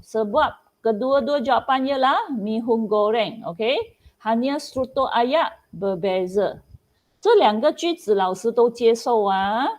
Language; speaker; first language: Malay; non-native, local second language; Chinese